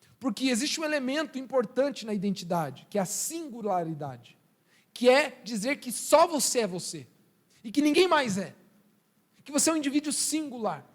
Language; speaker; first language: Portuguese; early bilingual, other home language; Spanish